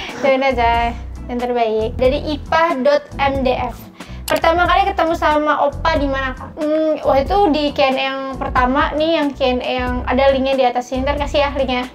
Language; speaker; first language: Indonesian; native; Indonesian